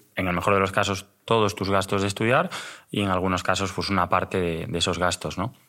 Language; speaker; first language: Spanish; native; Spanish